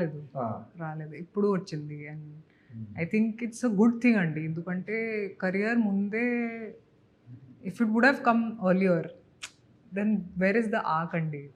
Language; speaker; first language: Telugu; non-native, local second language; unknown